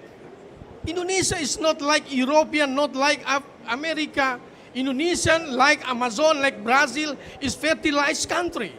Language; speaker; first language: English; non-native, fluent; Indonesian